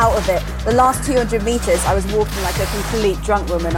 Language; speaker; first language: English; native; English